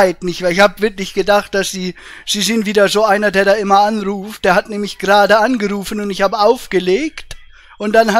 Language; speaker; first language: German; native; German